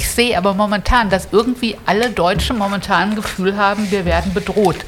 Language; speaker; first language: German; native; German